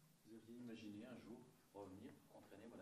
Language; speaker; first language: French; native; French